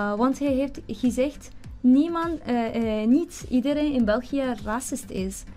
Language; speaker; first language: Dutch; non-native, learner; Arabic